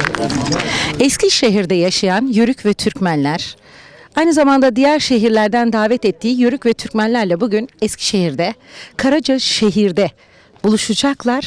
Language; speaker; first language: Turkish; native; Turkish